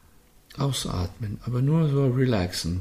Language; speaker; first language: German; non-native, fluent; Slovenian